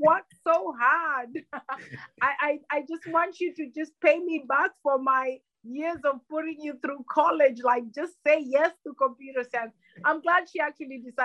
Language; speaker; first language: English; non-native, local second language; Luyia